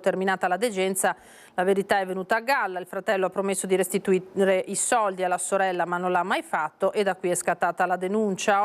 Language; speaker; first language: Italian; native; Italian